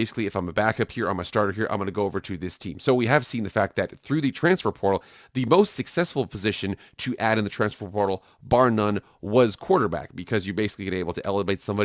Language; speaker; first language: English; native; English